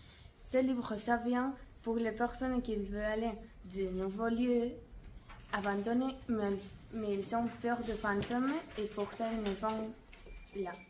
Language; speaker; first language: French; non-native, learner; Catalan